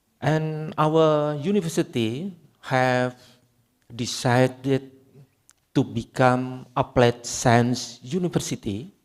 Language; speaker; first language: English; non-native, learner; Indonesian